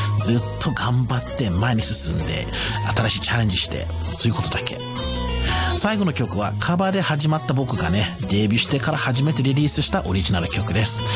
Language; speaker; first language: Japanese; non-native, fluent; English